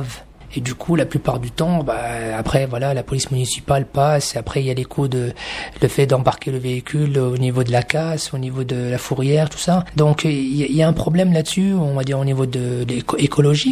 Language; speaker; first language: French; native; French